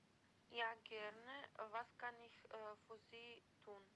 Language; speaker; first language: German; non-native, learner; Macedonian